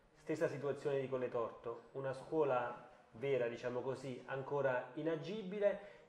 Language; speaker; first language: Italian; native; Italian